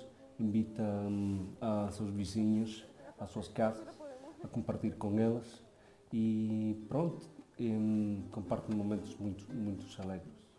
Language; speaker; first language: Portuguese; non-native, fluent; Spanish